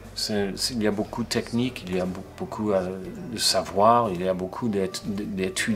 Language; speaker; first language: French; non-native, fluent; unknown